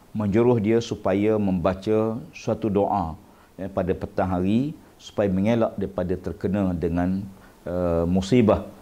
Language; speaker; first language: Malay; native; Malay